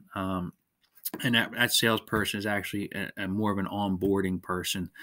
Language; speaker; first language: English; native; English